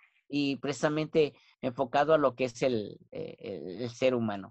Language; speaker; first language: Spanish; non-native, local second language; Nahuatl languages